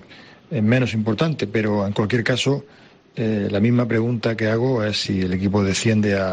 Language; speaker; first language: Spanish; native; Spanish